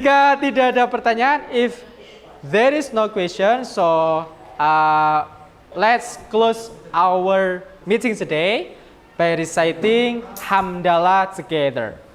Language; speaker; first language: English; non-native, learner; Indonesian